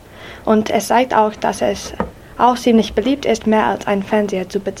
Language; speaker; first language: German; non-native, learner; English